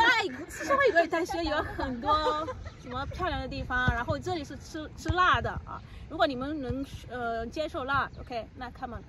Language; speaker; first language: Chinese; non-native, learner; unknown